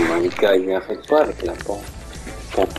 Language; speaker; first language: French; native; French